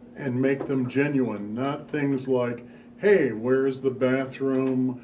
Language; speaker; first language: English; native; English